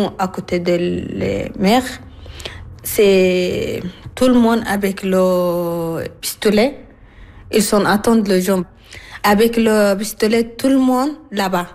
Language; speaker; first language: French; non-native, learner; Arabic